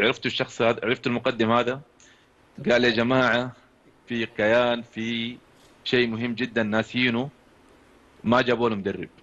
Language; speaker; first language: Arabic; native; Arabic